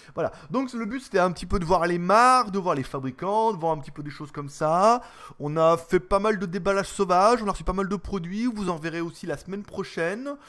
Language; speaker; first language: French; native; French